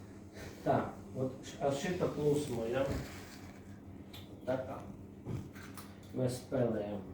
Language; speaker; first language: Latvian; non-native, local second language; Russian